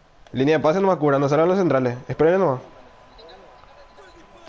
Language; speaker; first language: Spanish; native; Spanish